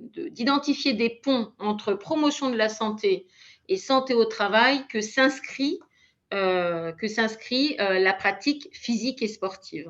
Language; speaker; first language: French; native; French